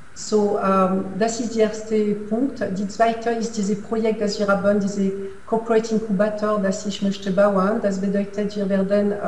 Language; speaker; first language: German; non-native, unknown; French